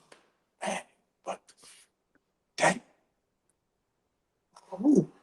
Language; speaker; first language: English; native; English